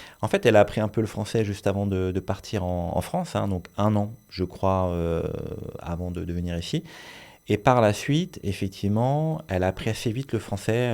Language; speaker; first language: French; native; French